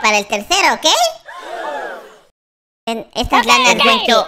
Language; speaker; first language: Spanish; native; Spanish